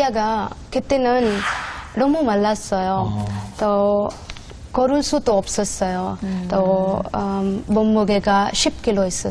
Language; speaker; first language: Korean; non-native, learner; Urdu